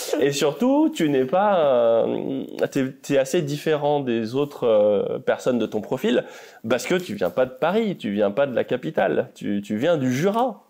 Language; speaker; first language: French; native; French